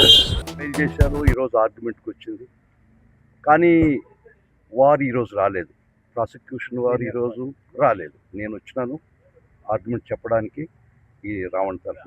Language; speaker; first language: Telugu; native; Telugu